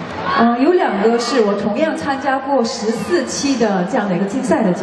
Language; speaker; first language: Chinese; native; Chinese